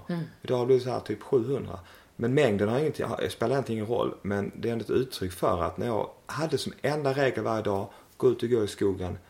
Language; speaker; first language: Swedish; native; Swedish